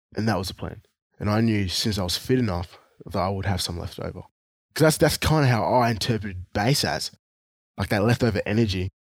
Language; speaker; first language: English; non-native, local second language; Swahili